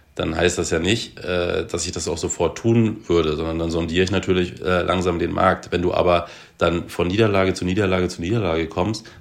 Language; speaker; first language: German; native; German